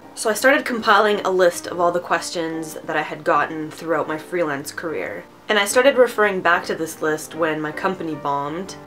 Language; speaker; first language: English; early bilingual, other home language; Romanian